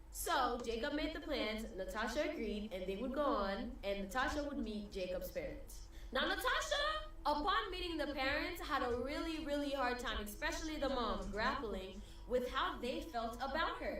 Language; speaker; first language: English; early bilingual, other home language; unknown